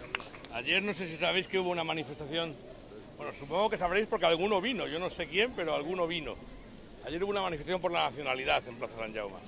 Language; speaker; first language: Spanish; native; Spanish